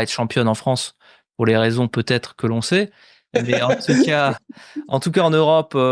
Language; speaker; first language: French; native; French